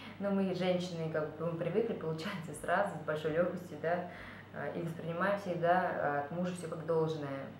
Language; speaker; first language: Russian; native; Russian